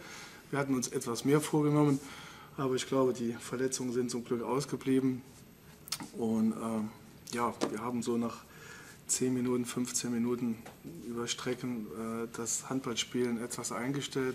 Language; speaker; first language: German; native; German